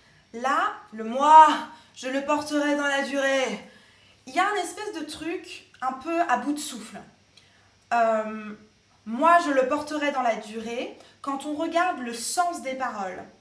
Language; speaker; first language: French; native; French